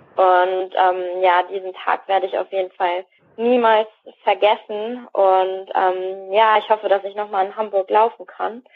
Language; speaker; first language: German; native; German